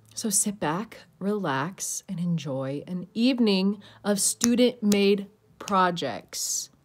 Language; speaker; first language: English; native; English